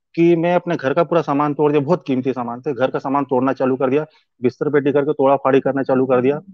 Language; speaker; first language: Hindi; native; Hindi